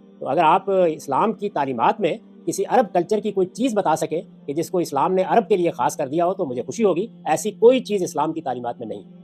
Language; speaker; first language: Urdu; non-native, local second language; Punjabi